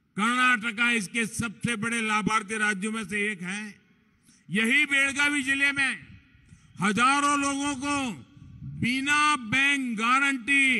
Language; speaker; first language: Hindi; non-native, local second language; Gujarati